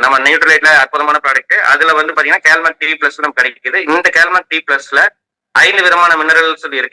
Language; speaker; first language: Tamil; native; Tamil